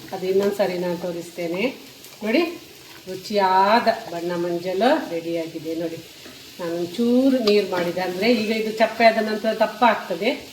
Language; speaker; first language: Kannada; non-native, local second language; Tulu